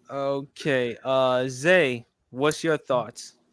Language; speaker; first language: English; native; English